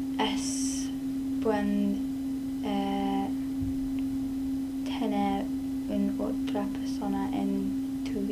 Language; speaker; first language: Spanish; non-native, learner; English